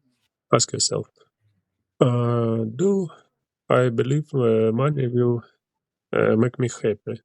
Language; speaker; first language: English; non-native, learner; Ukrainian